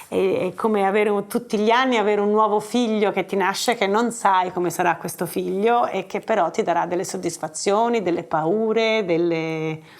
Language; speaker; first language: Italian; native; Italian